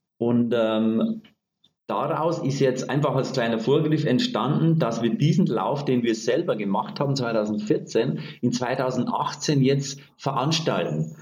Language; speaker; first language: German; native; German